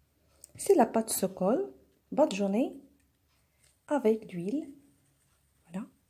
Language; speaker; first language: French; non-native, local second language; Arabic